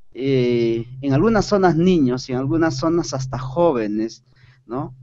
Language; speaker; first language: Spanish; non-native, local second language; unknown